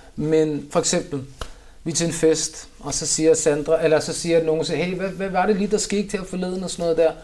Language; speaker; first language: Danish; early bilingual, other home language; Urdu